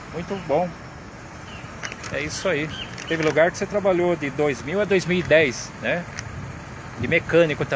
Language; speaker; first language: Portuguese; native; Portuguese